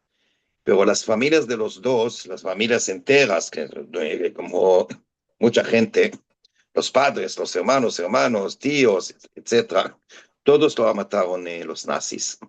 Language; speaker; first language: Spanish; non-native, fluent; Hebrew